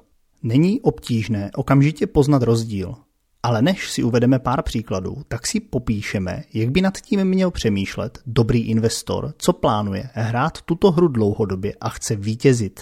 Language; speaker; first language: Czech; native; Czech